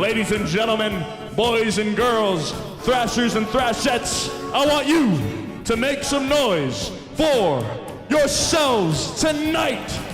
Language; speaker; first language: English; native; English